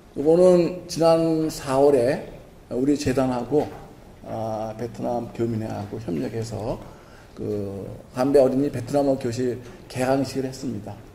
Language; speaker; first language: Korean; native; Korean